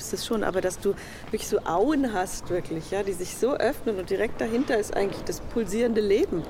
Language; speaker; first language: German; native; German